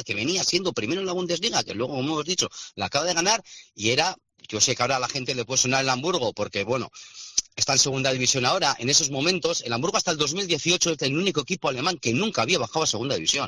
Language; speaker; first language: Spanish; native; Spanish